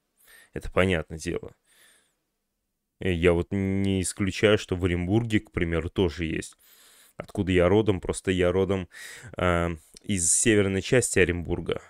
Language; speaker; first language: Russian; native; Russian